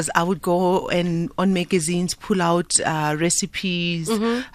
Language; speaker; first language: English; non-native, local second language; Southern Sotho